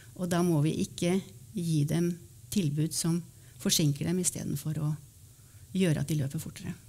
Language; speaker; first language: Norwegian; native; Norwegian